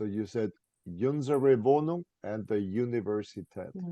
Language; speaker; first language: German; non-native, fluent; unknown